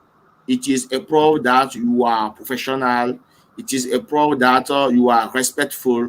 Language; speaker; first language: English; non-native, local second language; French